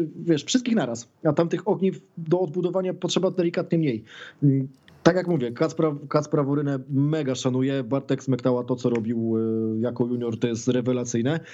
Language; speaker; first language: Polish; native; Polish